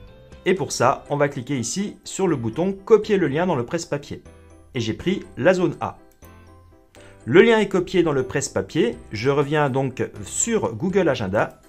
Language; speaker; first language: French; native; French